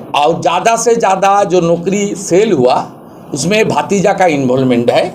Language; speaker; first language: Hindi; non-native, local second language; Bangla